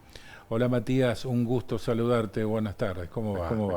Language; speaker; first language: Spanish; native; Spanish